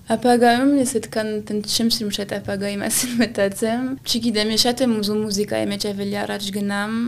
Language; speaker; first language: Armenian; early bilingual, heritage; Armenian